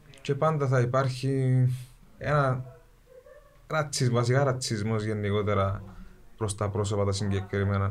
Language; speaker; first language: Greek; early bilingual, other home language; Kurdish